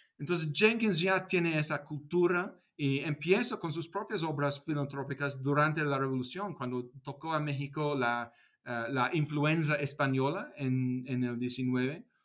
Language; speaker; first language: Spanish; non-native, fluent; English